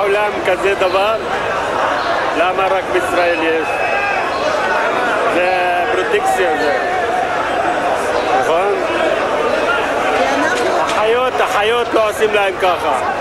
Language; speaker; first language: Hebrew; non-native, learner; Arabic